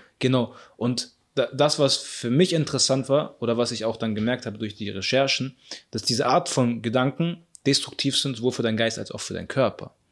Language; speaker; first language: German; early bilingual, other home language; Arabic